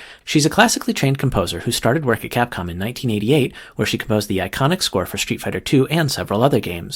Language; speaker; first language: English; native; English